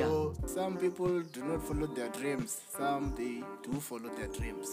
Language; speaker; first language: English; non-native, local second language; Venda